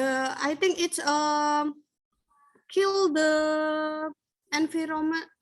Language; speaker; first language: English; non-native, learner; Indonesian